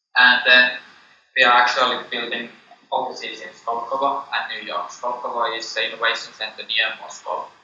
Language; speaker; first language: English; non-native, fluent; Finnish